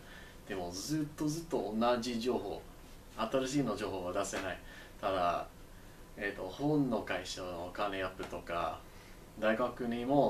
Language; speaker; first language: Japanese; non-native, learner; English